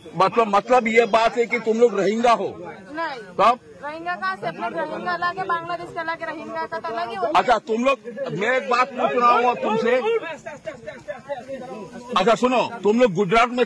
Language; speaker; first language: Hindi; non-native, local second language; Bangla